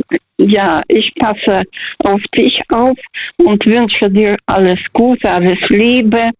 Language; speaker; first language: German; early bilingual, heritage; German